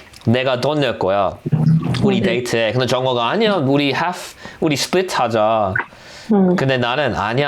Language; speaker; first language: Korean; non-native, fluent; English